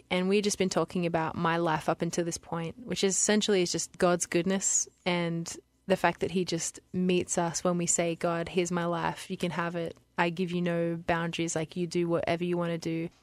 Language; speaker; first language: English; native; English